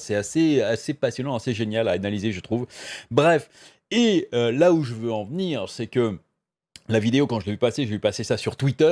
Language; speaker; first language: French; native; French